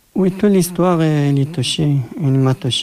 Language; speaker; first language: French; non-native, learner; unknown